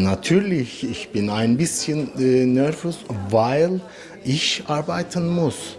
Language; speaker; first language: German; non-native, learner; Turkish